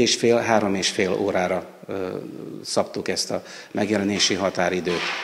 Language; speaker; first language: Hungarian; native; Hungarian